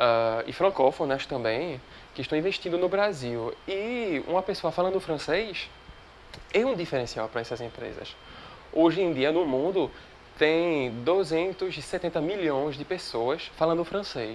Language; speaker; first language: Portuguese; non-native, fluent; French